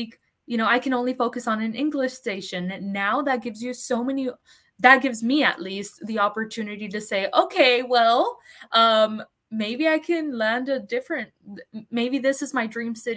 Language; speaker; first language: English; early bilingual, other home language; Spanish